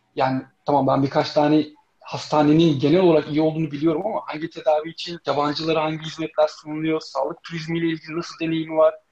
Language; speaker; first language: Turkish; native; Turkish